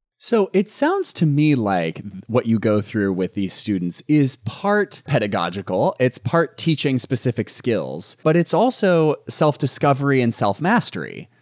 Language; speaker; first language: English; native; English